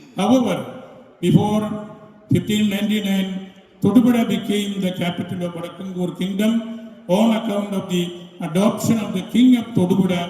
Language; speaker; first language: English; non-native, local second language; Malayalam